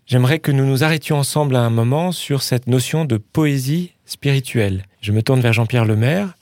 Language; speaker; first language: French; native; French